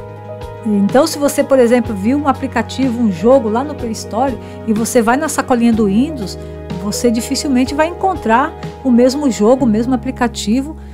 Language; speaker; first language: Portuguese; native; Portuguese